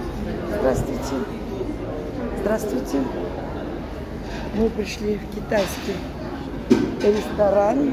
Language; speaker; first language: Russian; native; Russian